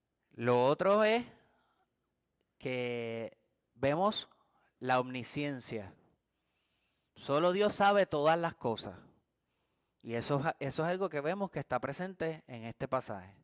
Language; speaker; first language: Spanish; native; Spanish